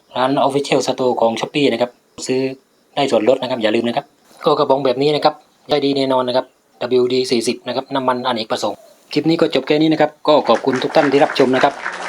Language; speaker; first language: Thai; native; Thai